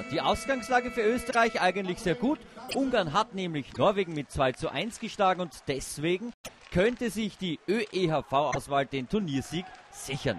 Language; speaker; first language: German; native; German